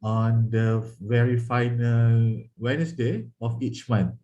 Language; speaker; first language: English; non-native, local second language; Malay